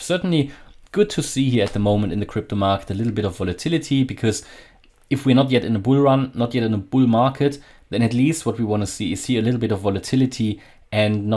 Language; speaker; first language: English; non-native, fluent; German